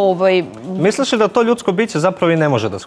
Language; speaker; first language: Serbian; native; Serbian